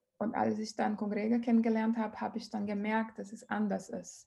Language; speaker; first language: German; non-native, learner; Portuguese